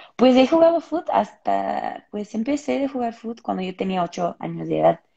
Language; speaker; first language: Spanish; early bilingual, heritage; Spanish